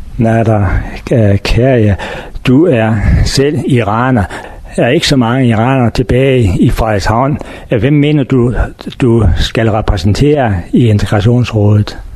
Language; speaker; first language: Danish; native; Danish